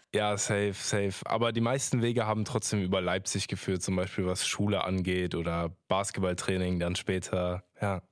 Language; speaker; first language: German; native; German